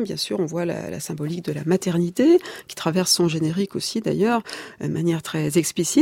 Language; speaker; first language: French; native; French